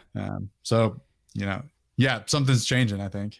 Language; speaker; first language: English; native; English